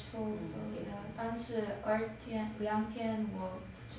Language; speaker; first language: Chinese; non-native, learner; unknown